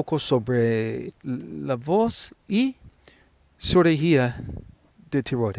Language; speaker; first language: Spanish; non-native, learner; English